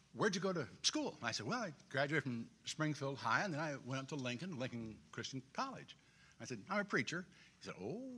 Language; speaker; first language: English; native; English